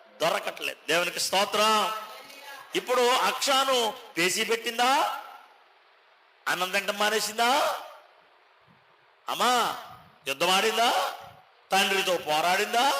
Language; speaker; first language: Telugu; native; Telugu